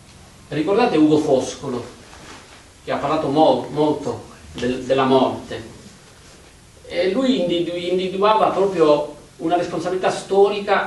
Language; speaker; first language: Italian; native; Italian